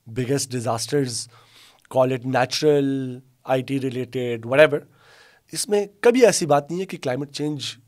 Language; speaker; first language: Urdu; non-native, local second language; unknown